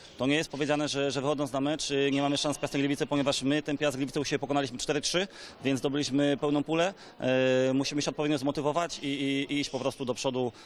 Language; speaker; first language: Polish; native; Polish